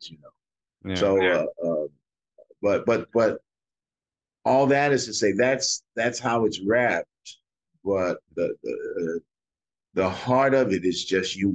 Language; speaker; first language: English; native; English